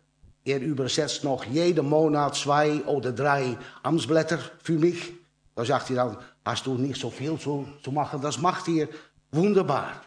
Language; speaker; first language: German; non-native, learner; Dutch